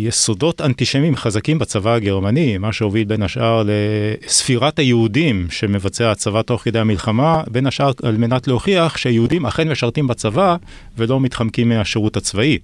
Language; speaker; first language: Hebrew; native; Hebrew